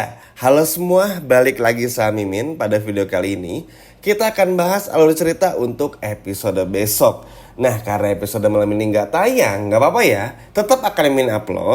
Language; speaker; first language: Indonesian; native; Indonesian